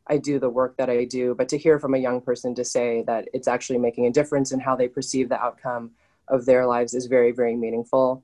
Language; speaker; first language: English; native; English